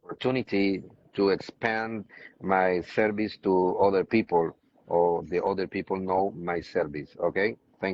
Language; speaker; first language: English; non-native, learner; Spanish